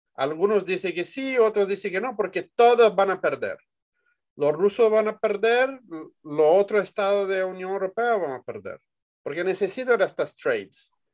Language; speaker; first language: Spanish; non-native, fluent; Portuguese